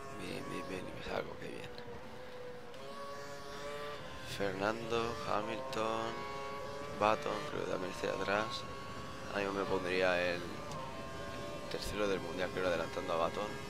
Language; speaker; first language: Spanish; native; Spanish